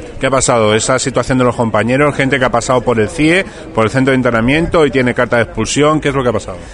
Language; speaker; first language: Spanish; native; Spanish